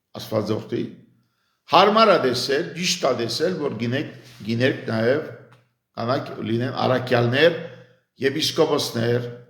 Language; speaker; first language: Armenian; early bilingual, heritage; Armenian